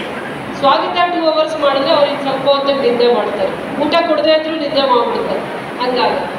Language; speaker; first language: Kannada; native; Kannada